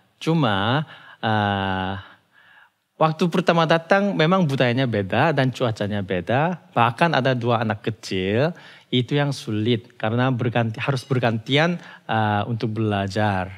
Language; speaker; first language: Indonesian; non-native, fluent; Korean